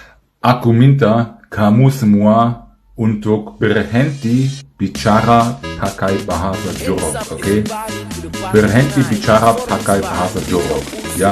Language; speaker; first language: Indonesian; non-native, fluent; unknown